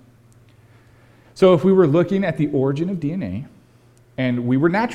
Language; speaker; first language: English; native; English